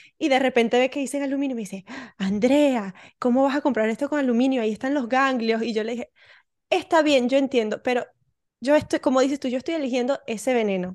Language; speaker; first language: Spanish; native; Spanish